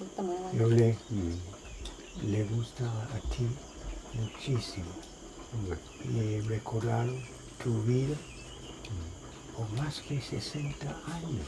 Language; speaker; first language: Spanish; non-native, learner; English